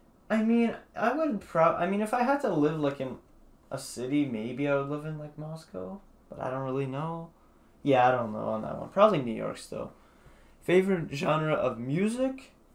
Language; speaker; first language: English; early bilingual, other home language; Russian